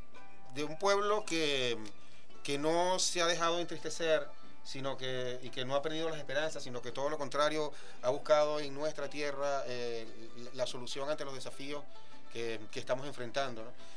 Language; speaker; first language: Spanish; native; Spanish